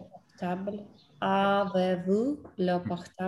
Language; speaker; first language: French; non-native, learner; English